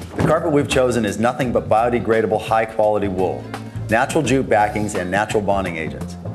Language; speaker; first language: English; native; English